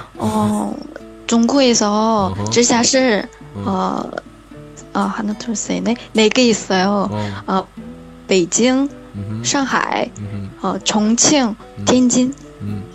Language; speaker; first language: Korean; early bilingual, heritage; Korean